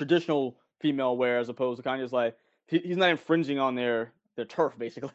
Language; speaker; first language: English; native; English